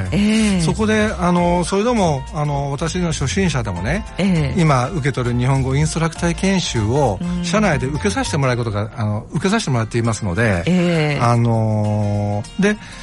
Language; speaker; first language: Japanese; native; Japanese